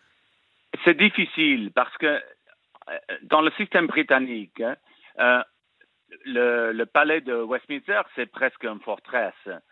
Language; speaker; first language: French; non-native, learner; English